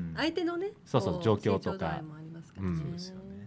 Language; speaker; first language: Japanese; native; Japanese